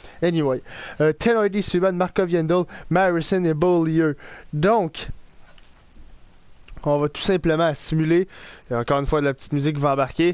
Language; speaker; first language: French; native; French